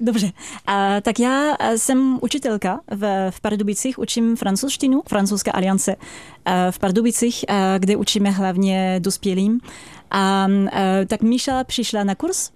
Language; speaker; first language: Czech; non-native, fluent; French